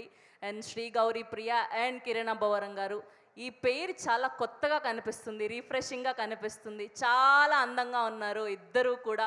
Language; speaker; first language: Telugu; native; Telugu